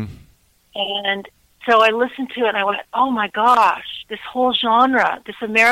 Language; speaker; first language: English; native; English